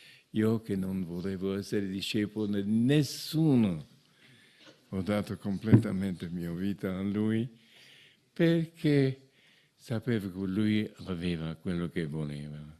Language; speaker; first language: Italian; non-native, fluent; English